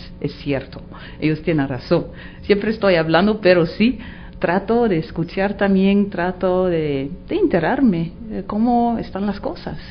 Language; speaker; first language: Spanish; non-native, fluent; Dutch